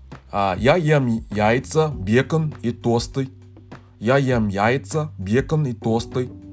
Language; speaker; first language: Russian; non-native, learner; English